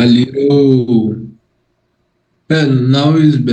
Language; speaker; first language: English; non-native, learner; Portuguese